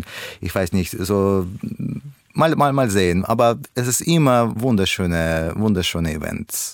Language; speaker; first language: German; non-native, learner; Russian